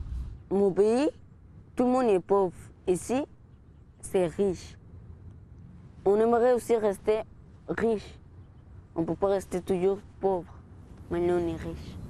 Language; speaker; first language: French; non-native, learner; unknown